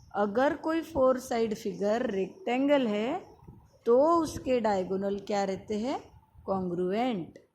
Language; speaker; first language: Hindi; non-native, local second language; Marathi